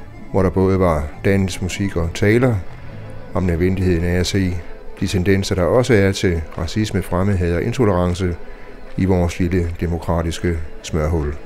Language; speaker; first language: Danish; native; Danish